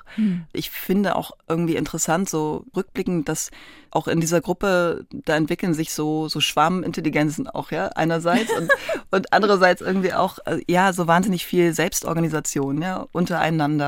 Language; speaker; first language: German; native; German